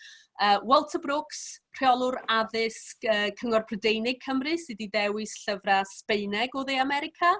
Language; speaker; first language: Welsh; native; Welsh